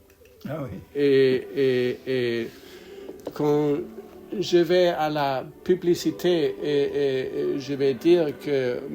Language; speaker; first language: French; non-native, learner; English